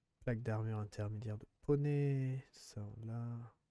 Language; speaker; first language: French; native; French